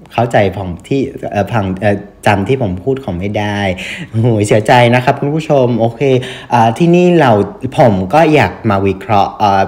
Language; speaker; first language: Thai; non-native, fluent; Vietnamese